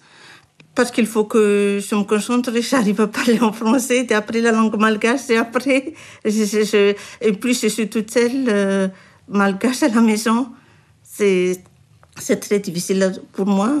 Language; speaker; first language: French; non-native, learner; Malagasy